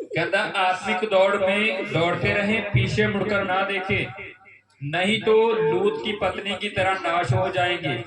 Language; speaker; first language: Hindi; non-native, local second language; Punjabi